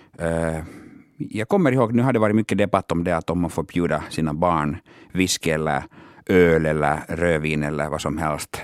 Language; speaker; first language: Swedish; non-native, local second language; Finnish